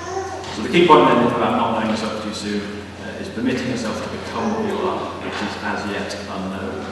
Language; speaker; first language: English; native; English